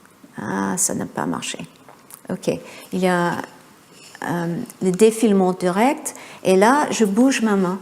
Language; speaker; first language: French; non-native, fluent; English